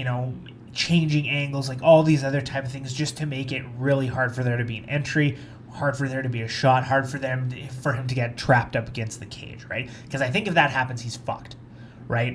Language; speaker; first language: English; native; English